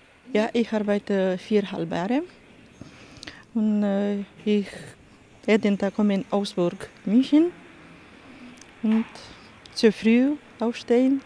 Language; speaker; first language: German; non-native, learner; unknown